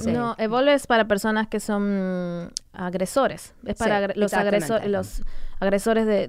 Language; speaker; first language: Spanish; native; Spanish